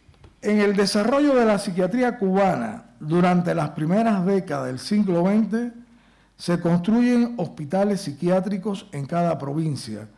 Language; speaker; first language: Spanish; native; Spanish